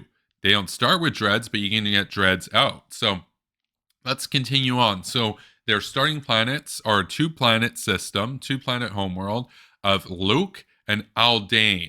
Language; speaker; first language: English; native; English